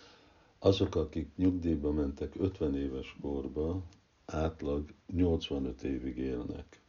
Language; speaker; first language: Hungarian; early bilingual, heritage; Hungarian